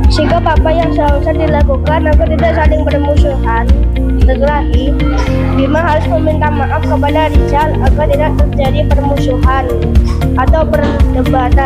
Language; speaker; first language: Indonesian; native; Indonesian